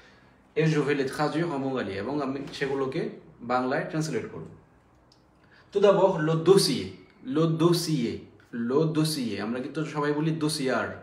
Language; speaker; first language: French; non-native, fluent; Bangla